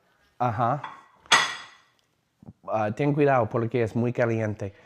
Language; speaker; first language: Spanish; non-native, learner; English